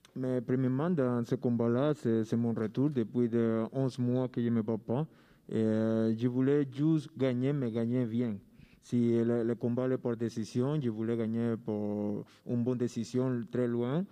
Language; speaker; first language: French; non-native, learner; Spanish